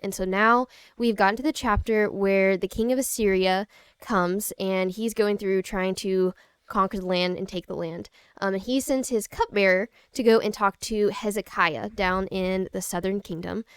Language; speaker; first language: English; native; English